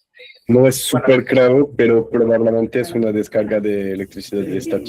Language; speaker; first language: Spanish; non-native, fluent; French